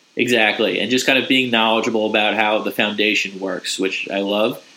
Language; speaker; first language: English; native; English